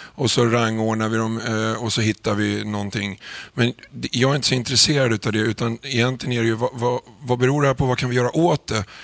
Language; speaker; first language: Swedish; native; Swedish